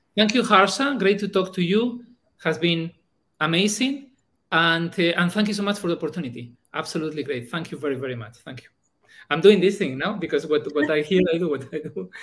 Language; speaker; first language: English; non-native, fluent; Spanish